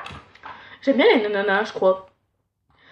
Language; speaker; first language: French; native; French